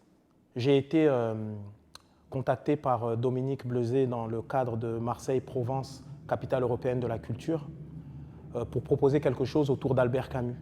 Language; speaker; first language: French; native; French